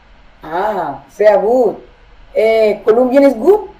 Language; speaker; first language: German; non-native, learner; Spanish